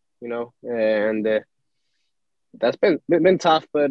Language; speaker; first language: English; non-native, fluent; Swedish